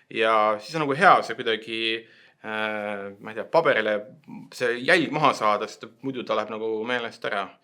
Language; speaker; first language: Estonian; native; Estonian